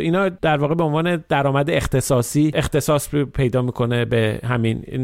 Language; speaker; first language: Persian; native; Persian